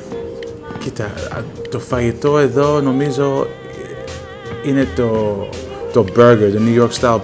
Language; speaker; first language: Greek; early bilingual, heritage; Greek